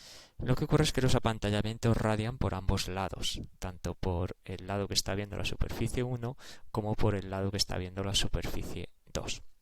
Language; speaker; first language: Spanish; native; Spanish